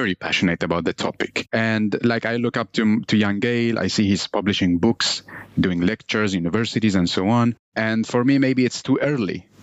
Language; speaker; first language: English; non-native, fluent; Arabic